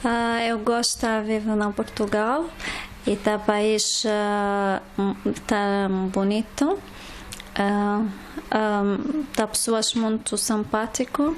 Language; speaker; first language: Portuguese; non-native, learner; Arabic